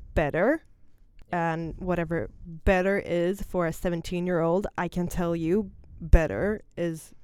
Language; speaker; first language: English; non-native, fluent; Swedish